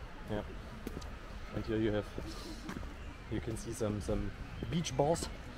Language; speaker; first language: English; non-native, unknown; German